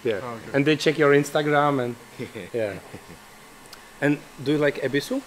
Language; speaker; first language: English; non-native, learner; Czech